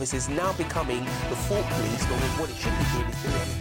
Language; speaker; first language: English; native; English